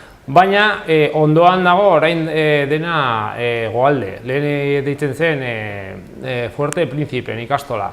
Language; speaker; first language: Basque; non-native, local second language; Spanish